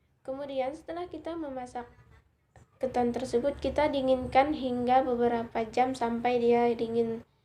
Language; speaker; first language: Indonesian; non-native, local second language; Iban